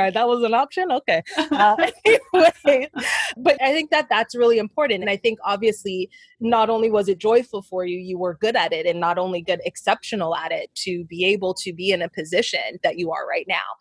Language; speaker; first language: English; native; English